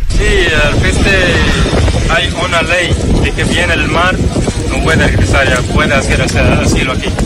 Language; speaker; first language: Spanish; non-native, learner; Arabic